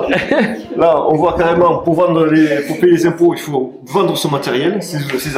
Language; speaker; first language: French; native; French